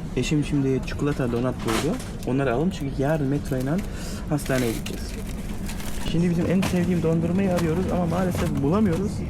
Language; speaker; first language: Turkish; early bilingual, heritage; Turkish